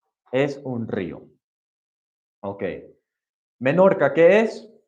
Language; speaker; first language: Spanish; non-native, fluent; English